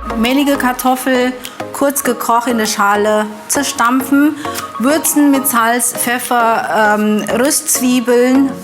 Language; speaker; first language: German; non-native, fluent; Indonesian